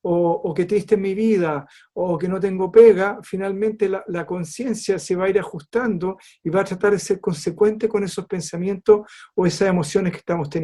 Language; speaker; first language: Spanish; native; Spanish